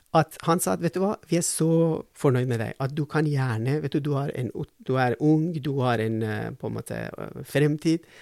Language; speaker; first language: Norwegian; non-native, fluent; Persian